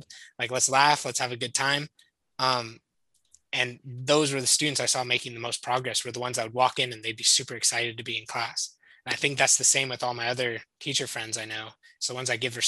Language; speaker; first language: English; native; English